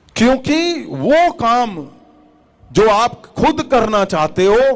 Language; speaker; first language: Hindi; non-native, local second language; Punjabi